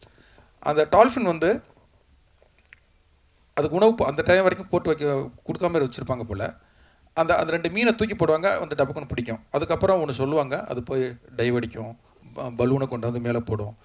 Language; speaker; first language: Tamil; native; Tamil